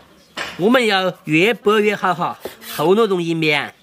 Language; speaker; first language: Chinese; native; Chinese